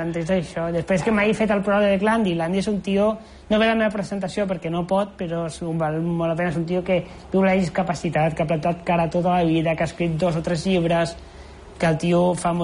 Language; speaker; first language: Catalan; native; Catalan